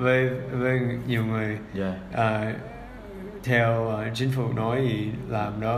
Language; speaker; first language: Vietnamese; early bilingual, heritage; English